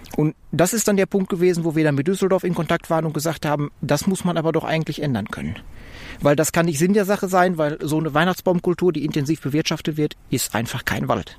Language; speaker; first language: German; native; German